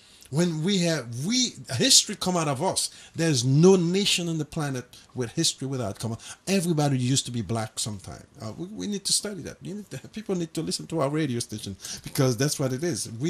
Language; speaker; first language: English; non-native, fluent; Haitian Creole